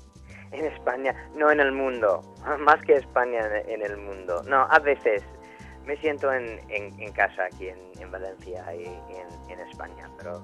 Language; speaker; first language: Spanish; non-native, fluent; English